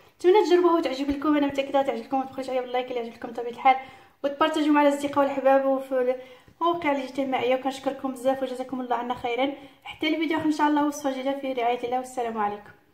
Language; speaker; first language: Arabic; native; Arabic